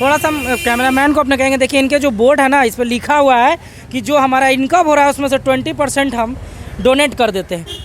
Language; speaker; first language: Hindi; native; Hindi